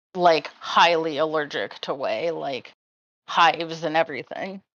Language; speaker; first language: English; native; English